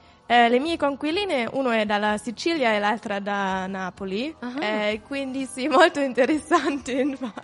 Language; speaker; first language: Italian; non-native, fluent; German